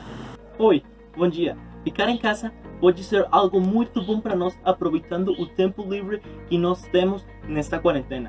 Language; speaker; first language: Portuguese; non-native, learner; Spanish